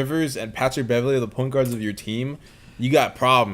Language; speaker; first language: English; native; English